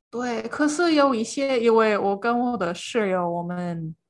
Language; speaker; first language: Chinese; non-native, fluent; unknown